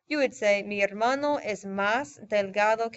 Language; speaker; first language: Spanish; non-native, fluent; English